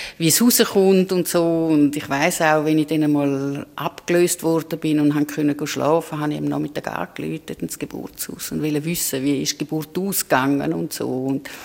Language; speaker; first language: German; native; German